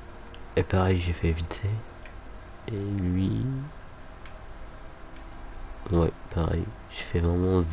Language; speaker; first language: French; native; French